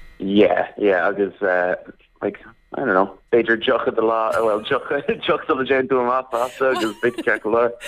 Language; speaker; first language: Irish; non-native, local second language; English